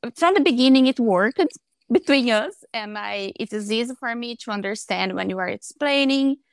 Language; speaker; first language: English; non-native, fluent; Portuguese